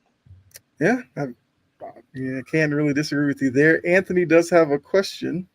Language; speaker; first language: English; native; English